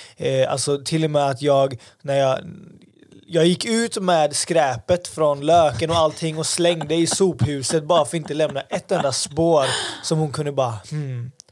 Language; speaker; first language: Swedish; early bilingual, other home language; Persian